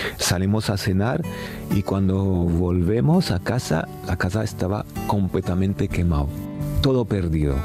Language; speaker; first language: Spanish; non-native, fluent; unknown